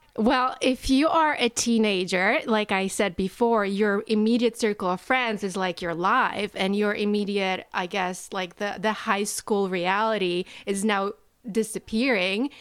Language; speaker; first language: English; non-native, fluent; Polish